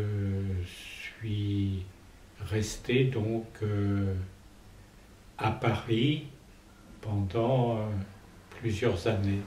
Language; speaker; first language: French; native; French